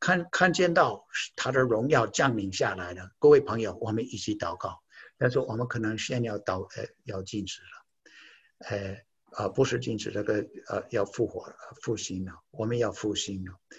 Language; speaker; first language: Chinese; non-native, fluent; English